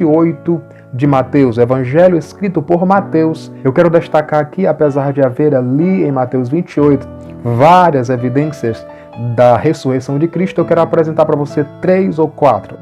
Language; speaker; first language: Portuguese; native; Portuguese